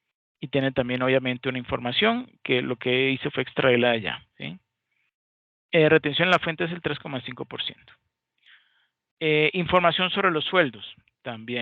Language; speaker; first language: Spanish; native; Spanish